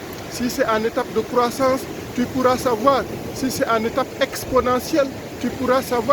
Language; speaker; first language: French; non-native, local second language; Wolof